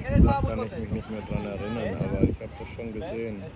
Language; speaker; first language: German; native; German